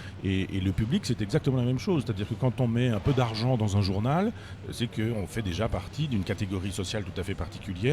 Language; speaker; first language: French; native; French